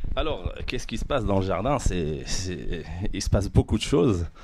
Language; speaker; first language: French; non-native, local second language; Arabic